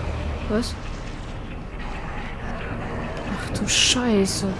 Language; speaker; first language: German; native; German